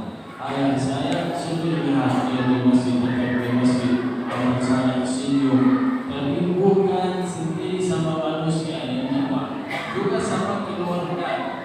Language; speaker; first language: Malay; non-native, learner; Arabic